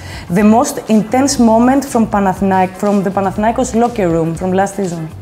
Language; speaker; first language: English; non-native, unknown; Greek